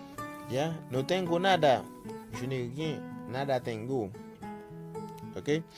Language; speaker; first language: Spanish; non-native, learner; Haitian Creole